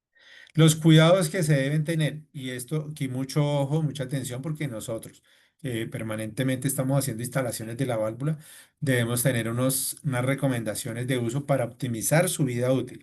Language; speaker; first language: Spanish; native; Spanish